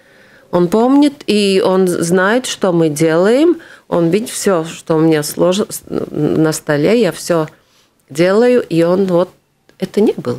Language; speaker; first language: Russian; non-native, local second language; Latvian